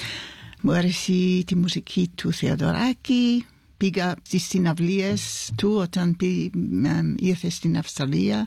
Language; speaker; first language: Greek; non-native, fluent; English